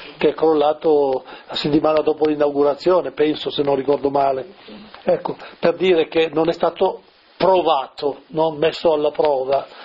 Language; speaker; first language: Italian; native; Italian